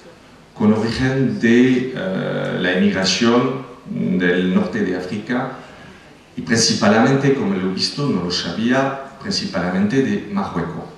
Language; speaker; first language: Spanish; non-native, fluent; French